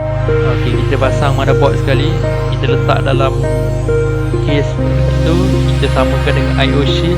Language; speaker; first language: Malay; native; Malay